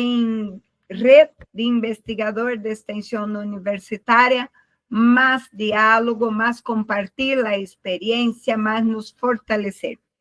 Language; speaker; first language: Spanish; non-native, learner; Portuguese